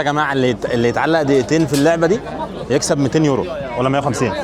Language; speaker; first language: Arabic; native; Arabic